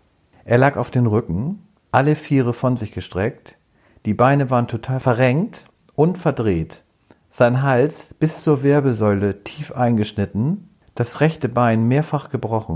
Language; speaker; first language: German; native; German